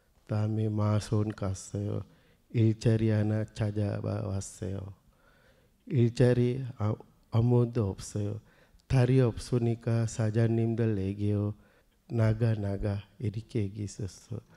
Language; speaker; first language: Korean; non-native, learner; Sinhala